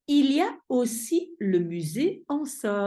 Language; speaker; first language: French; non-native, fluent; Dutch